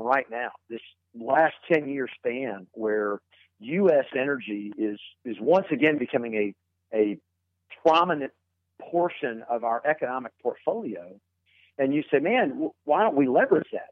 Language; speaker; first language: English; native; English